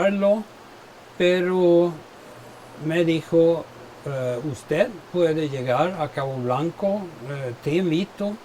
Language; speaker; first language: Spanish; non-native, fluent; Swedish